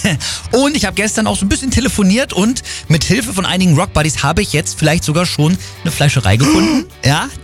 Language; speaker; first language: German; native; German